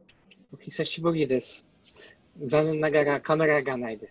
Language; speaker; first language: Japanese; non-native, learner; Polish